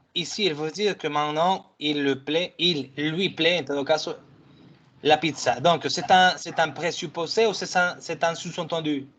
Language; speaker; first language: French; non-native, fluent; Spanish